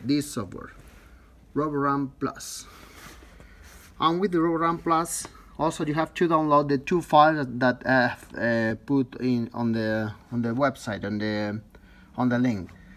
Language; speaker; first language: English; non-native, fluent; Spanish